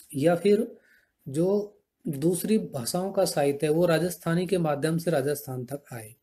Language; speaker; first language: Hindi; native; Hindi